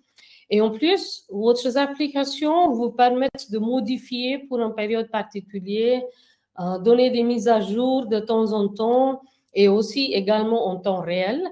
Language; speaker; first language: French; non-native, fluent; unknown